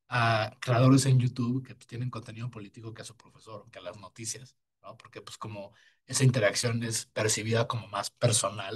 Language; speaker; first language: Spanish; native; Spanish